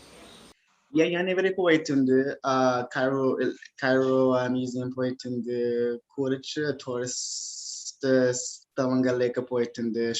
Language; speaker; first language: Malayalam; non-native, learner; English